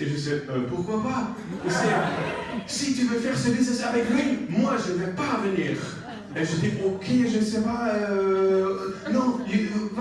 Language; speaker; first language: French; non-native, learner; English